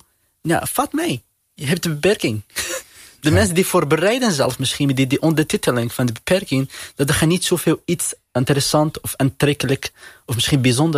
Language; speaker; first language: Dutch; non-native, fluent; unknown